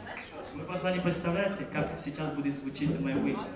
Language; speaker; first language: Russian; non-native, fluent; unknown